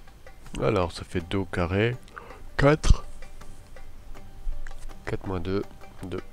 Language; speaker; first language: French; native; French